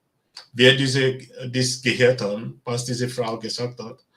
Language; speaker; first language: German; non-native, learner; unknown